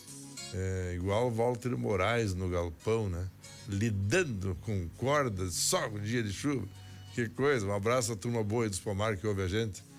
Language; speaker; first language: Portuguese; native; Portuguese